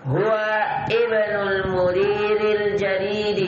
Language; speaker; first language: Arabic; non-native, fluent; Indonesian